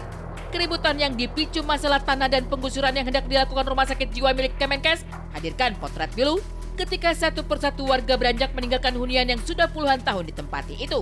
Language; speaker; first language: Indonesian; native; Indonesian